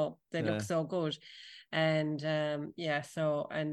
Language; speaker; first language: English; native; English